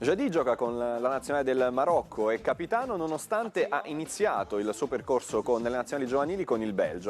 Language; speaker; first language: Italian; native; Italian